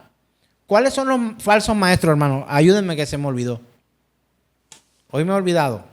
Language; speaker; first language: Spanish; native; Spanish